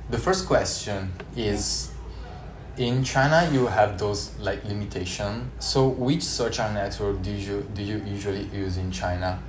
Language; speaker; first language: English; non-native, fluent; Italian